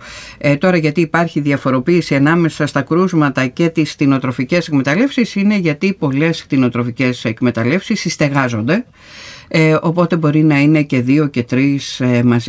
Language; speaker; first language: Greek; native; Greek